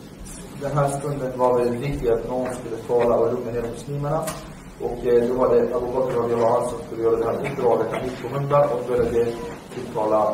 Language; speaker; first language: Swedish; early bilingual, other home language; Arabic